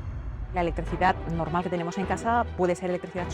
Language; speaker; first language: Spanish; native; Spanish